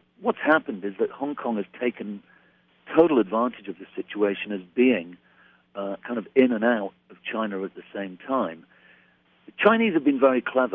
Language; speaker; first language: English; native; English